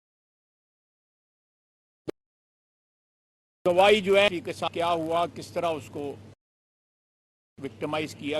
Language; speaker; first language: Urdu; non-native, local second language; Punjabi